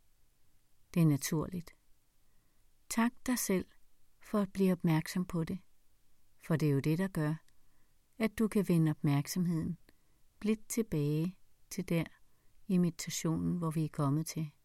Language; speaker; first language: Danish; native; Danish